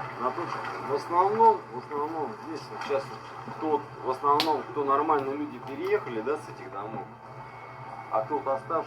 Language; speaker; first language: Russian; native; Russian